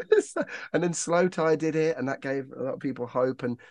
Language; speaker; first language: English; native; English